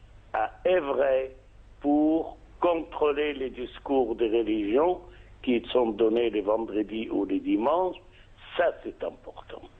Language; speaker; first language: French; non-native, fluent; Arabic